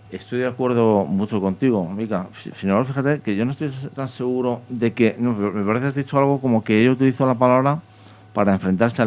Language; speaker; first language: Spanish; native; Spanish